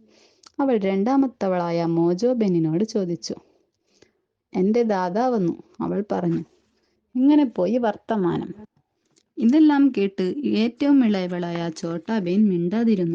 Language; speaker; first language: Malayalam; native; Malayalam